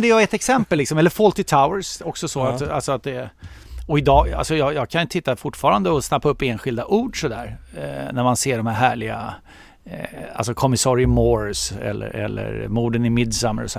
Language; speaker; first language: Swedish; native; Swedish